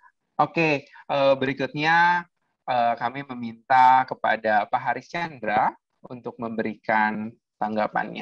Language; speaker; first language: Indonesian; native; Indonesian